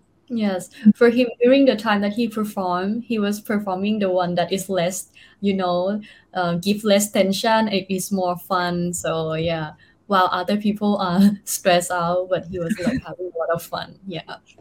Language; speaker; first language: English; non-native, fluent; Thai